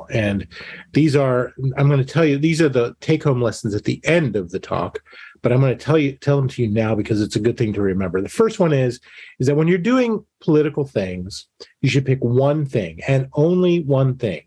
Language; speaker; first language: English; native; English